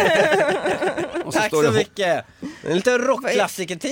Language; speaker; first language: Swedish; early bilingual, other home language; Persian